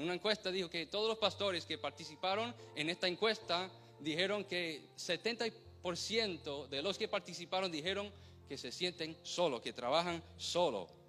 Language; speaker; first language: Spanish; non-native, fluent; English